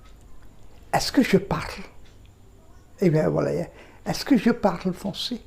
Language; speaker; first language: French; non-native, fluent; Bangla